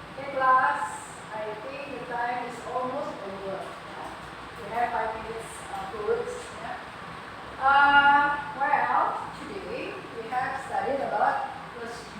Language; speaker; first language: English; non-native, learner; Indonesian